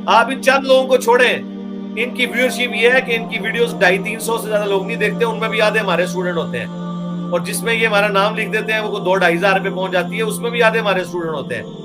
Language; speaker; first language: Urdu; native; Urdu